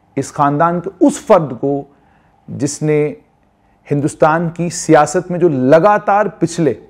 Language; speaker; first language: Hindi; non-native, local second language; Kashmiri